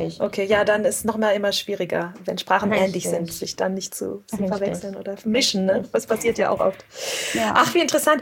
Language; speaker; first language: German; native; German